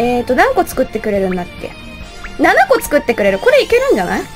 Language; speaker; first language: Japanese; native; Japanese